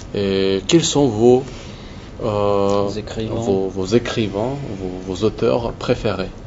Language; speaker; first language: French; non-native, learner; Russian